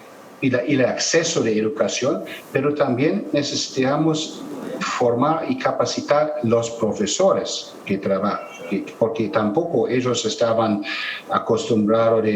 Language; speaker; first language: Spanish; non-native, fluent; German